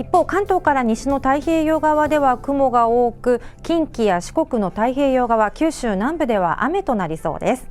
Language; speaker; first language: Japanese; native; Japanese